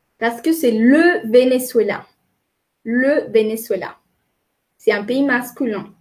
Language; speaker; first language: French; non-native, fluent; Spanish